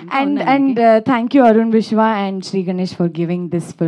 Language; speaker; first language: Telugu; non-native, learner; Kannada